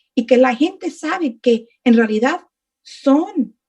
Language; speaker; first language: Spanish; early bilingual, other home language; English